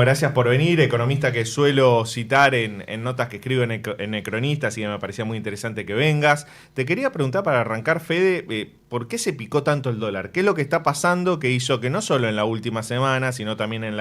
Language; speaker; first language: Spanish; native; Spanish